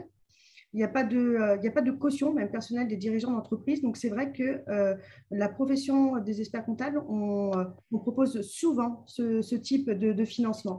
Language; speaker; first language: French; native; French